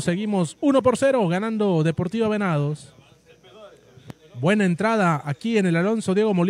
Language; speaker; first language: Spanish; native; Spanish